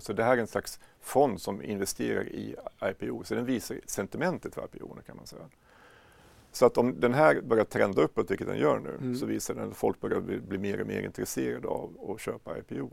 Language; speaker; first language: Swedish; native; Swedish